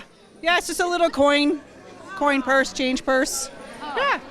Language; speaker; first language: English; native; English